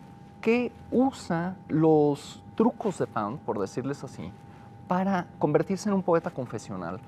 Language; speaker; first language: Spanish; native; Spanish